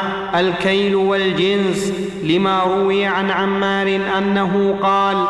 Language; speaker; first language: Arabic; native; Arabic